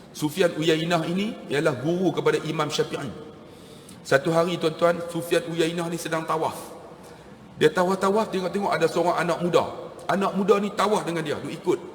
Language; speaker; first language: Malay; native; Malay